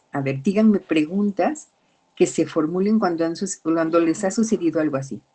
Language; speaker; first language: Spanish; native; Spanish